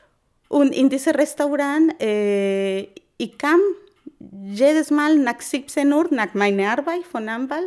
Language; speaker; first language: German; non-native, learner; Spanish